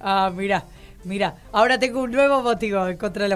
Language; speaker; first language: Spanish; native; Spanish